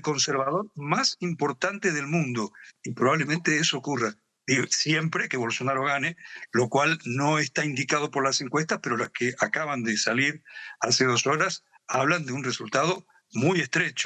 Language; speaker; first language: Spanish; native; Spanish